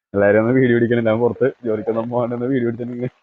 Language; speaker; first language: Malayalam; native; Malayalam